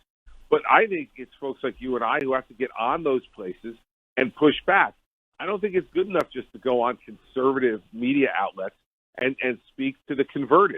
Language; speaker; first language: English; native; English